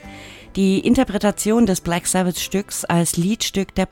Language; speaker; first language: German; native; German